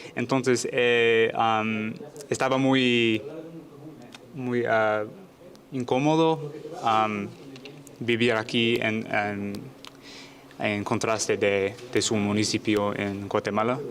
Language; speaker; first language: Spanish; non-native, learner; English